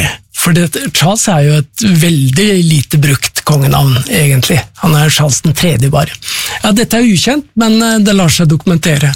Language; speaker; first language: Norwegian; native; Norwegian